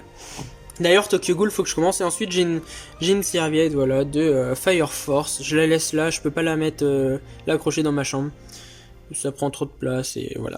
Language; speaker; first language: French; native; French